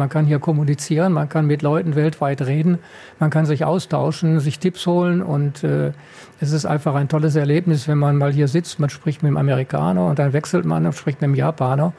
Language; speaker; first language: German; native; German